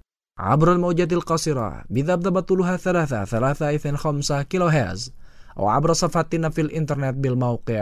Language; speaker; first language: Arabic; non-native, fluent; Indonesian